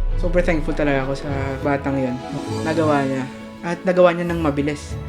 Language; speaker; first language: Filipino; non-native, local second language; Hiligaynon